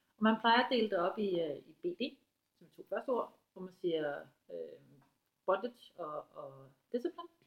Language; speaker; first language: Danish; native; Danish